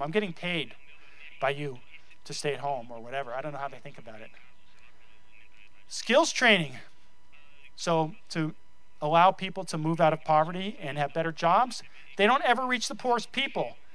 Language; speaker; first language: English; native; English